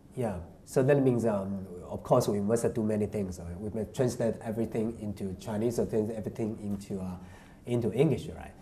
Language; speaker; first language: English; non-native, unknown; Chinese